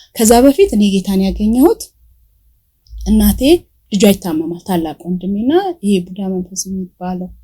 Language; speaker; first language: Amharic; native; Amharic